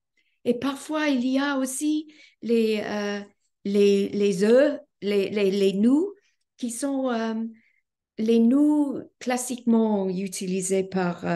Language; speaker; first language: French; non-native, fluent; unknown